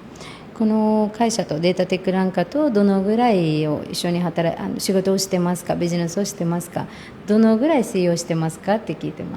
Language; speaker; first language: Japanese; non-native, fluent; Sinhala